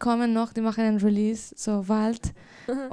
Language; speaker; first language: German; non-native, fluent; Spanish